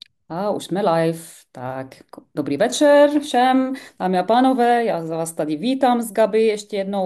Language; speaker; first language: Czech; non-native, fluent; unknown